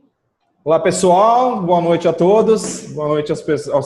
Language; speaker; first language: Portuguese; native; Portuguese